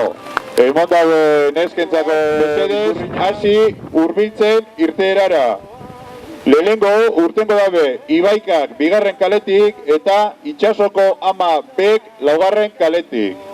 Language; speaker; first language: Basque; native; Basque